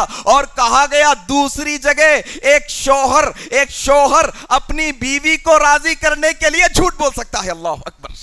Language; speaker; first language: Urdu; native; Urdu